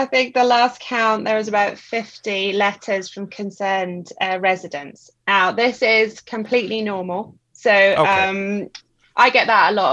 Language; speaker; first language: English; native; English